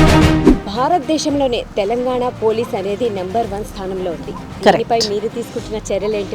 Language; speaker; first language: Telugu; native; Telugu